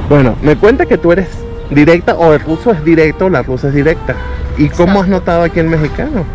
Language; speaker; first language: Spanish; native; Spanish